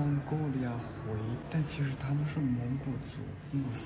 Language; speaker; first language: English; non-native, learner; Chinese